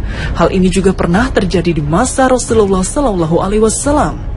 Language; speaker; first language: Indonesian; native; Indonesian